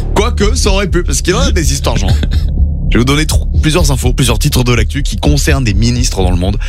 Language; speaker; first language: French; native; French